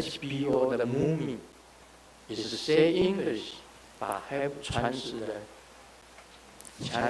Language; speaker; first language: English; non-native, learner; Chinese